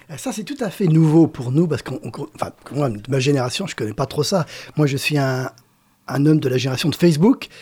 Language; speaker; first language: French; native; French